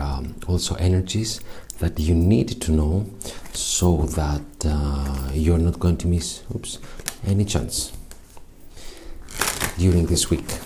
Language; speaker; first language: English; non-native, fluent; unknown